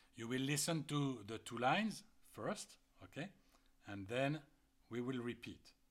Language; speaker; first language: English; non-native, fluent; French